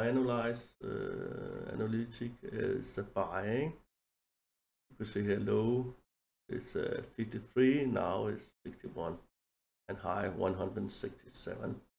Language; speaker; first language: English; non-native, learner; Danish